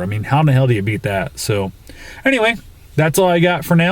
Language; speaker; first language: English; native; English